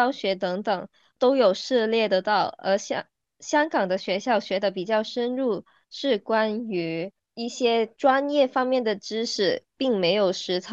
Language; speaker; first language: Chinese; non-native, local second language; Cantonese